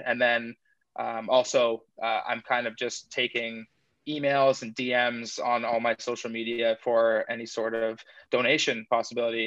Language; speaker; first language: English; native; English